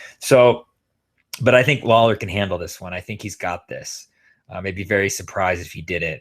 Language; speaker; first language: English; native; English